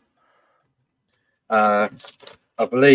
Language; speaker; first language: English; native; English